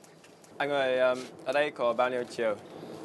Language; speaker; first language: Vietnamese; non-native, learner; English